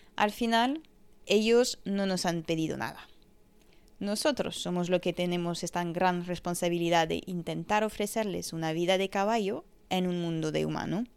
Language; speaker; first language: Spanish; non-native, fluent; French